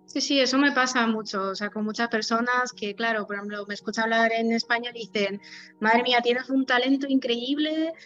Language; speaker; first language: Spanish; non-native, fluent; Polish